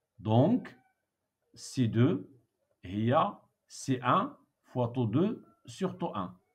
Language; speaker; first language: French; non-native, local second language; Arabic